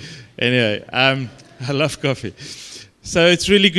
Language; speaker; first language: English; non-native, local second language; Afrikaans